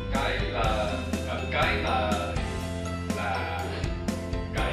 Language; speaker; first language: Vietnamese; non-native, learner; English